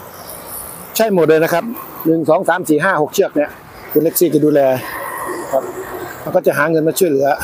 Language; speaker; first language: Thai; native; Thai